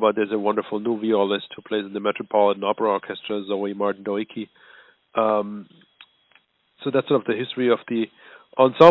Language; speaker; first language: English; non-native, fluent; German